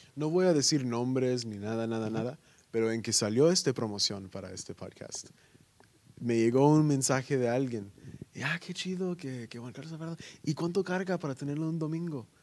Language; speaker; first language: Spanish; early bilingual, heritage; Spanish